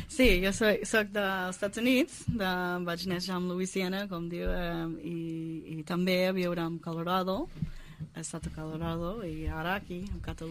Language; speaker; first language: Catalan; non-native, learner; English